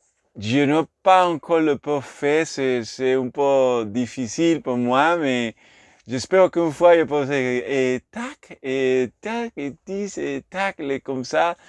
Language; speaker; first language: French; non-native, learner; Spanish